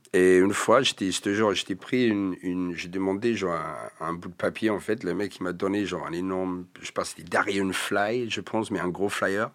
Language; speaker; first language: French; non-native, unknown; English